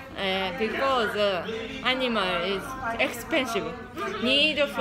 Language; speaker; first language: English; non-native, learner; Japanese